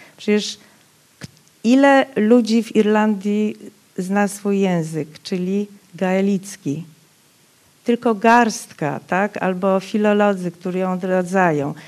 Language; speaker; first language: Polish; non-native, local second language; Rusyn